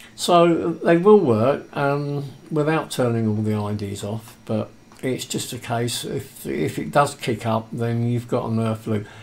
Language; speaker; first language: English; native; English